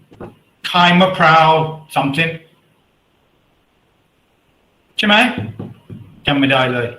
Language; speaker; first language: Thai; non-native, learner; English